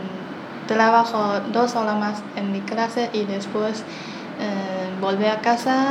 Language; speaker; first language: Spanish; non-native, learner; Chinese